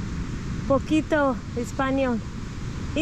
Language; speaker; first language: Spanish; non-native, learner; Malayalam